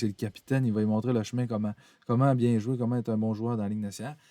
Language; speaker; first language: French; native; French